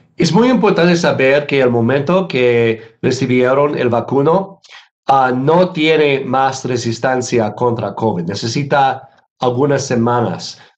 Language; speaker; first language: Spanish; non-native, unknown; English